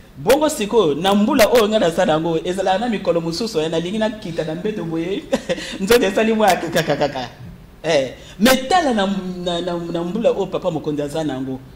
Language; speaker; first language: Lingala; native; Lingala